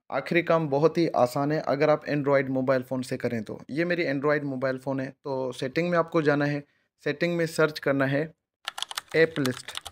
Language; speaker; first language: Urdu; non-native, local second language; Sindhi